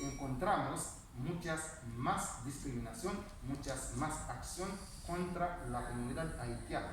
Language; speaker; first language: Spanish; non-native, learner; Haitian Creole